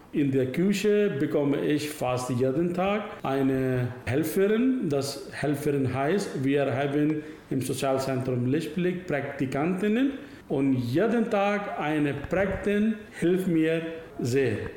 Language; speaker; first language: German; non-native, learner; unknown